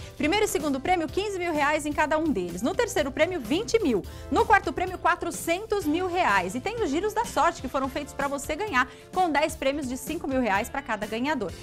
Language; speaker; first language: Portuguese; native; Portuguese